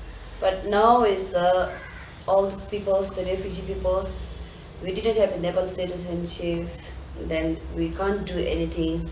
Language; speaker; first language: English; non-native, learner; Tibetan